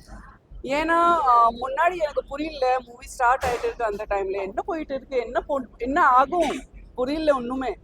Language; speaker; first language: Tamil; non-native, fluent; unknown